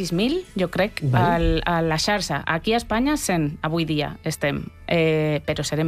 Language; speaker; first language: Catalan; non-native, local second language; Spanish